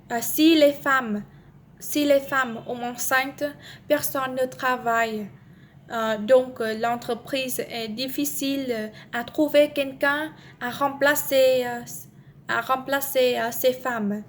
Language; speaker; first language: French; non-native, learner; Vietnamese